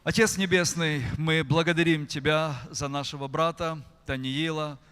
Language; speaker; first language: Russian; native; Russian